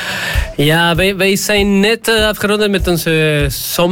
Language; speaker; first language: Dutch; non-native, learner; Spanish